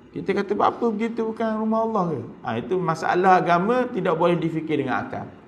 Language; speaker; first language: Malay; native; Malay